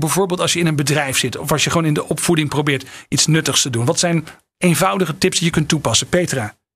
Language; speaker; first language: Dutch; native; Dutch